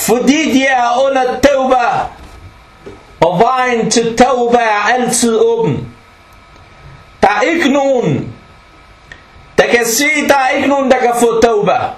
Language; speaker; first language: Danish; early bilingual, other home language; Arabic